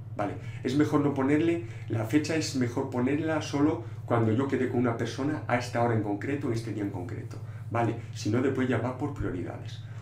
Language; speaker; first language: Spanish; non-native, local second language; Galician